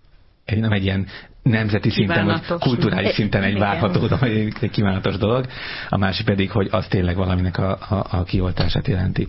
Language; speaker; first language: Hungarian; native; Hungarian